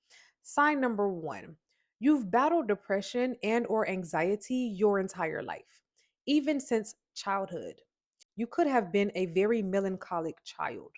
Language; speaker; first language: English; native; English